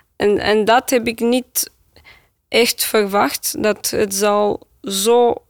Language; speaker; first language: Dutch; non-native, learner; Romanian